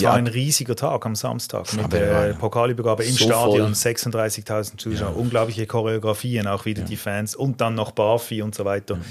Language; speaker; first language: German; native; German